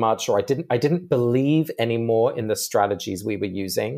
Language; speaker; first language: English; native; English